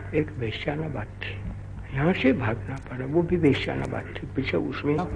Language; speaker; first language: Hindi; non-native, local second language; Gujarati